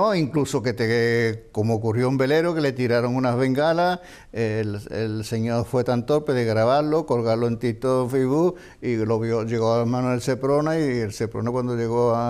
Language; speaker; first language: Spanish; native; Spanish